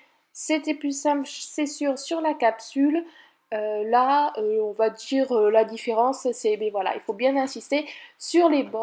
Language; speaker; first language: French; native; French